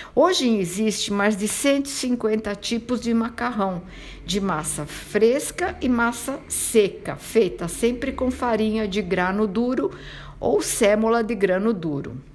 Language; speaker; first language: Portuguese; non-native, fluent; Italian